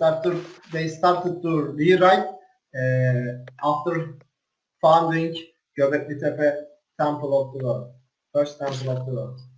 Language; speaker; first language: English; non-native, learner; Turkish